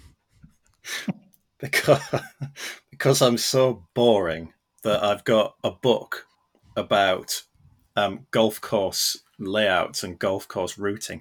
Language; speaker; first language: English; native; English